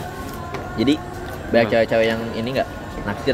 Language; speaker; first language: Indonesian; native; Indonesian